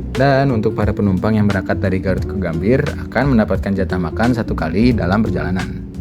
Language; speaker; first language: Indonesian; native; Indonesian